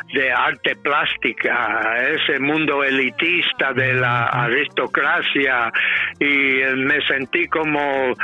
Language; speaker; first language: Spanish; non-native, fluent; English